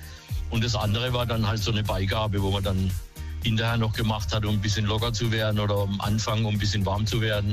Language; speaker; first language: German; native; German